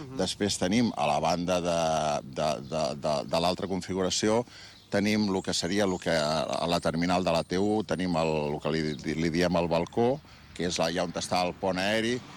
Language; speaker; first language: Catalan; native; Catalan